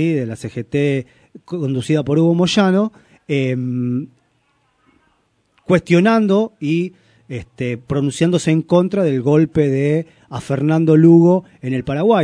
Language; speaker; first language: Spanish; native; Spanish